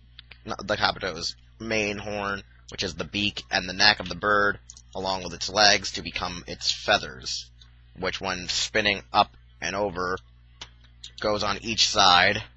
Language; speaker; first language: English; native; English